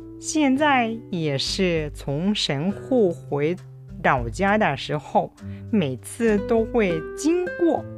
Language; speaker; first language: Chinese; non-native, fluent; Japanese